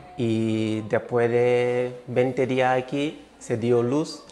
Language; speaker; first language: Spanish; non-native, fluent; Wolof